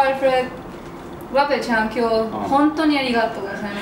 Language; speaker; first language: Japanese; non-native, learner; Spanish